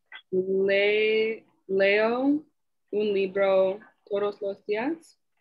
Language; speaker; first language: Spanish; non-native, learner; English